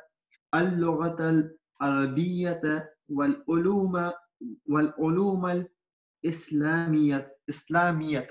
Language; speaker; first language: Arabic; non-native, learner; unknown